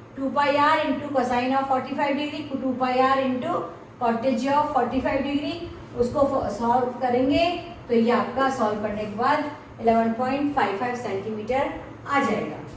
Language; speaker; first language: Hindi; native; Hindi